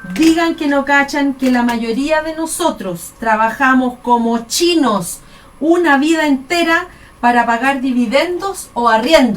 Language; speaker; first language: Spanish; native; Spanish